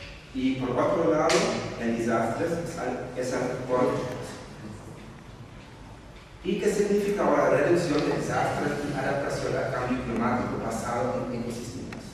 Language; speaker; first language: Spanish; non-native, fluent; German